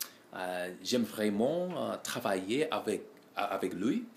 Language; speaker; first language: French; non-native, learner; English